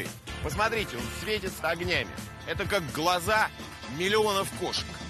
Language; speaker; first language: Russian; native; Russian